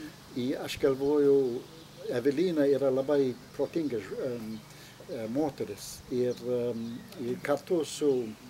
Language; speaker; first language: Lithuanian; non-native, learner; English